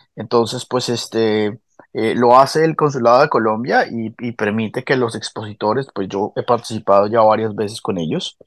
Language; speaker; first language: Spanish; native; Spanish